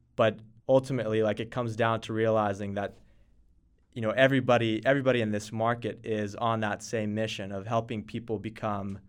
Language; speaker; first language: English; native; English